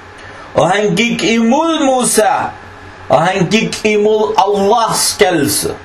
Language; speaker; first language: Danish; non-native, fluent; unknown